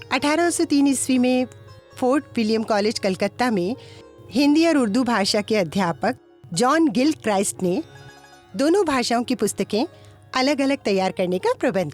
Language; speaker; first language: Hindi; native; Hindi